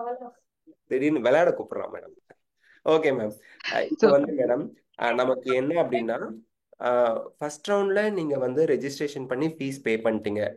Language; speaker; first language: Tamil; native; Tamil